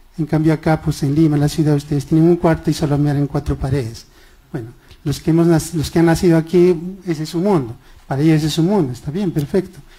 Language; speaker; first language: Spanish; non-native, local second language; Quechua